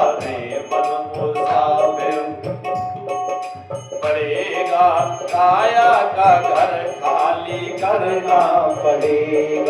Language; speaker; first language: Hindi; native; Hindi